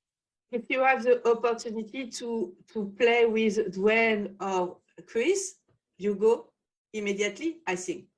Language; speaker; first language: English; non-native, learner; French